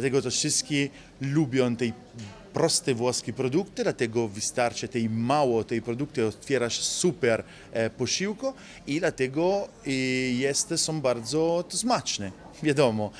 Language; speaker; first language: Polish; non-native, learner; Italian